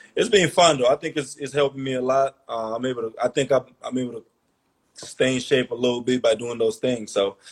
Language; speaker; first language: English; early bilingual, other home language; Portuguese